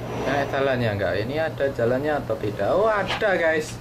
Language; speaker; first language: Indonesian; native; Indonesian